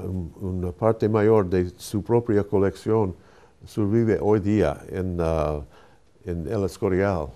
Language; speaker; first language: Spanish; non-native, fluent; English